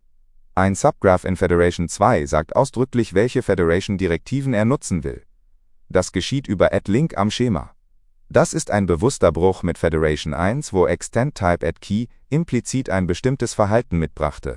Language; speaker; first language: German; native; German